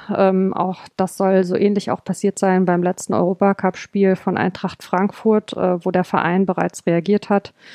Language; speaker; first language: German; native; German